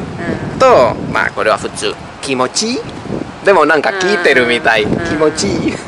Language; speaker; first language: Japanese; non-native, fluent; Spanish